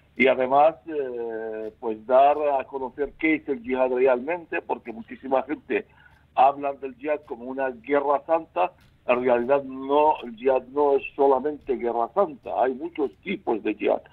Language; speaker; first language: Spanish; non-native, fluent; Arabic